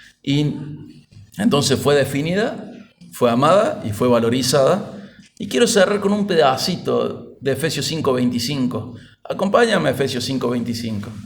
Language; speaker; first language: Spanish; native; Spanish